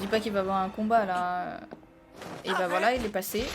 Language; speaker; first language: French; native; French